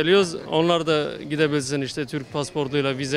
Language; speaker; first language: Turkish; early bilingual, other home language; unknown